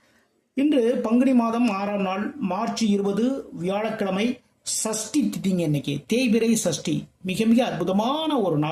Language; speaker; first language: Tamil; native; Tamil